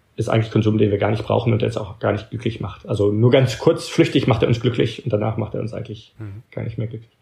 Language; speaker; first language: German; early bilingual, heritage; German